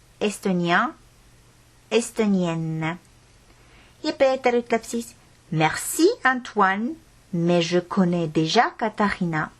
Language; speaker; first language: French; non-native, fluent; Estonian